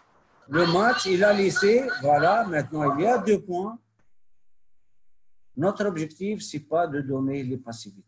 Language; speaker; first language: French; non-native, local second language; Arabic